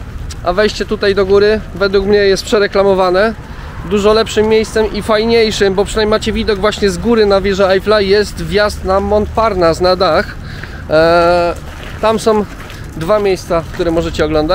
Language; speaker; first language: Polish; native; Polish